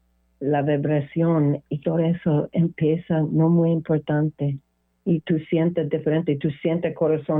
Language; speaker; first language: Spanish; non-native, learner; English